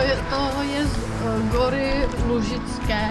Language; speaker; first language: Polish; non-native, learner; Czech